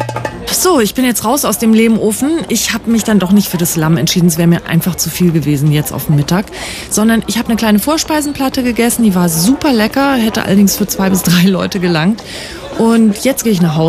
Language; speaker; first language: German; native; German